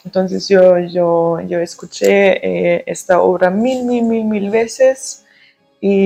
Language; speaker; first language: Spanish; early bilingual, heritage; German